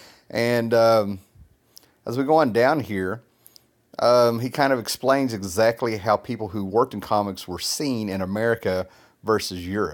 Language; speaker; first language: English; native; English